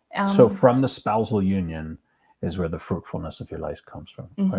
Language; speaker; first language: English; native; English